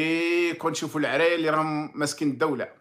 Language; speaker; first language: Arabic; native; Arabic